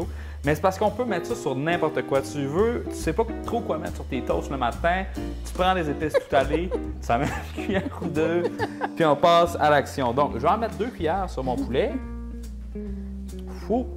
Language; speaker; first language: French; native; French